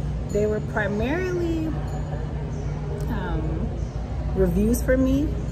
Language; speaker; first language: English; native; English